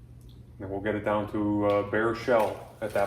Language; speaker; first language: English; native; English